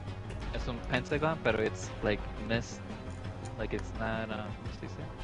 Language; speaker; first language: Spanish; early bilingual, other home language; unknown